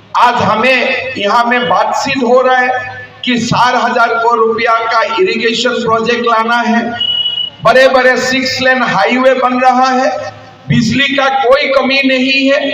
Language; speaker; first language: Hindi; non-native, local second language; Assamese